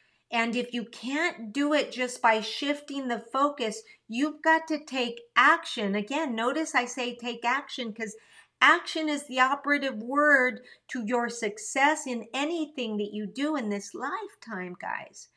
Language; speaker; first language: English; early bilingual, other home language; Spanish